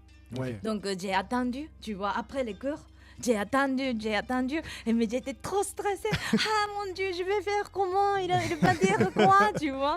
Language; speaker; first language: French; non-native, fluent; Japanese